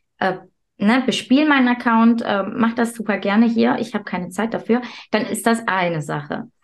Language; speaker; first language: German; early bilingual, other home language; Turkish